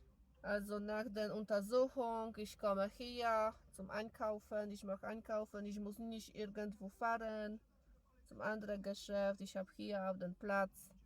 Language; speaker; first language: German; non-native, learner; Polish